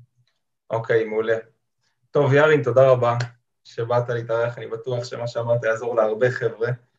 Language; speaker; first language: Hebrew; native; Hebrew